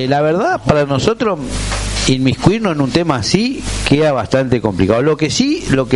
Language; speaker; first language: Spanish; native; Spanish